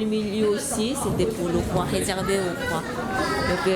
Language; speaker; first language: French; non-native, learner; Korean